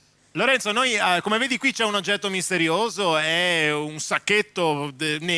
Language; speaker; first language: Italian; native; Italian